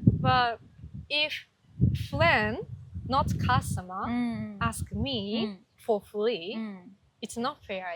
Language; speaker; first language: English; non-native, learner; Japanese